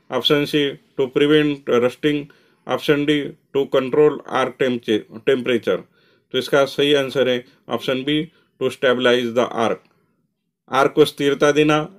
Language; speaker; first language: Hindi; non-native, local second language; Marathi